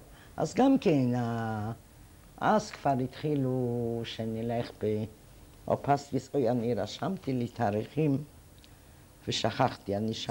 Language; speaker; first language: Hebrew; non-native, fluent; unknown